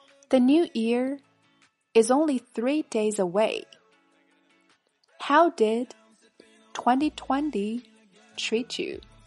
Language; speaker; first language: English; non-native, fluent; Chinese